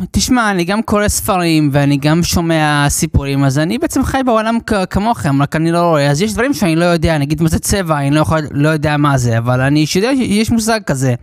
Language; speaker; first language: Hebrew; early bilingual, other home language; English